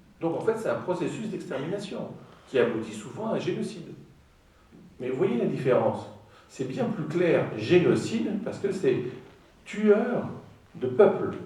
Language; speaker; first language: French; non-native, fluent; Greek